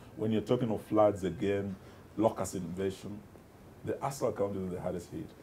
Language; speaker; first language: English; non-native, local second language; Luyia